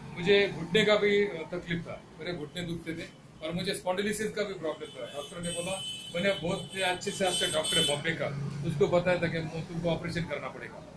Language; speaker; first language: Hindi; non-native, local second language; Marathi